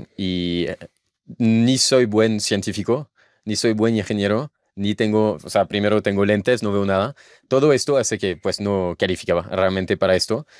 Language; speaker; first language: Spanish; non-native, fluent; French